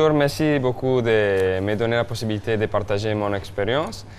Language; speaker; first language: French; non-native, fluent; Italian